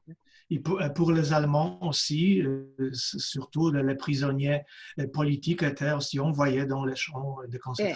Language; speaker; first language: French; non-native, fluent; Polish